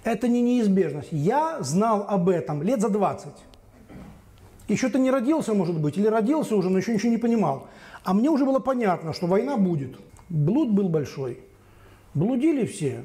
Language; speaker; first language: Russian; native; Russian